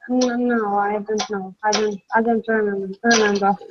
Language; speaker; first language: English; non-native, learner; Russian